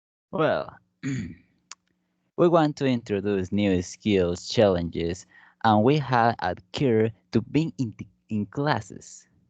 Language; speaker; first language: English; non-native, learner; Spanish